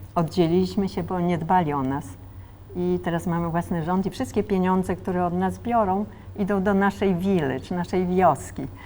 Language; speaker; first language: Polish; native; Polish